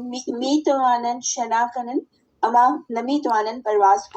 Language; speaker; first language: Persian; non-native, learner; Urdu